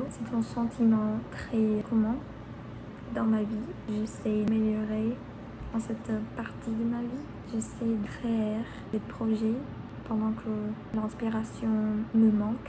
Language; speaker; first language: French; non-native, learner; Spanish